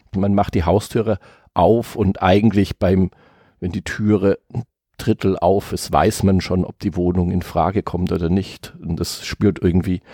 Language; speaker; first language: German; native; German